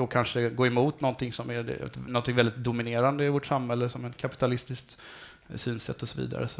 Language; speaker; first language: Swedish; native; Swedish